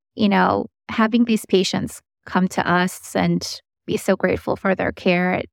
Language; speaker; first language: English; early bilingual, other home language; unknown